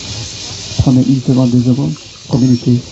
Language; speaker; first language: French; non-native, local second language; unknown